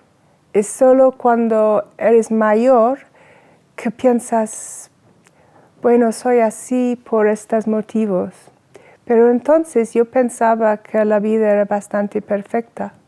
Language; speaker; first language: Spanish; non-native, fluent; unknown